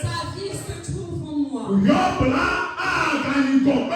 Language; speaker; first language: French; non-native, local second language; Ewe